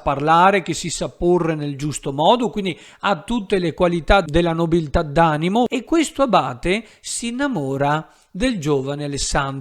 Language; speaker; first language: Italian; native; Italian